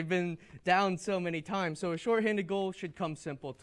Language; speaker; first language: English; native; English